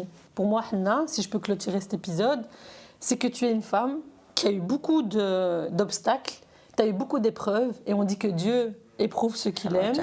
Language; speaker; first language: French; native; French